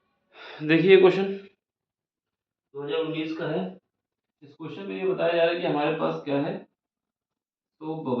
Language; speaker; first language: Hindi; native; Hindi